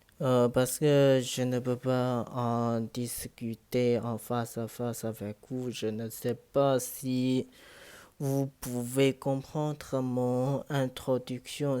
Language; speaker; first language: French; non-native, learner; Chinese